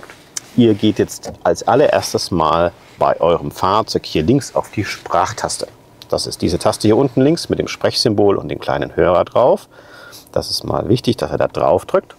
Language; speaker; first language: German; native; German